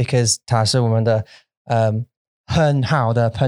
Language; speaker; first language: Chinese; non-native, learner; English